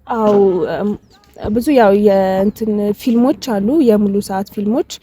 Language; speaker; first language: Amharic; native; Amharic